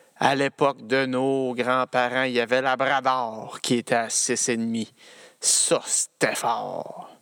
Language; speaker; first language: French; native; French